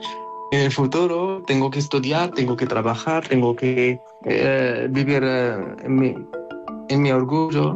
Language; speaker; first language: Spanish; non-native, learner; Arabic